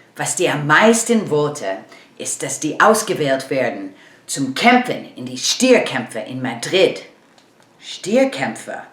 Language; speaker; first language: German; non-native, learner; English